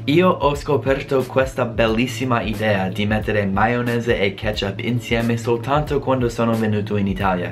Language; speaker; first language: Italian; non-native, fluent; English